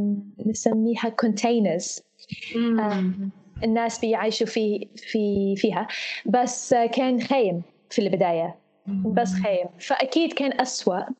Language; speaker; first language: Arabic; non-native, fluent; English